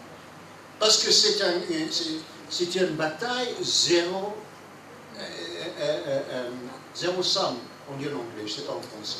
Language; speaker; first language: French; non-native, fluent; English